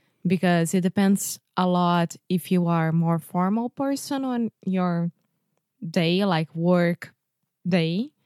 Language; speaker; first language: English; non-native, fluent; Portuguese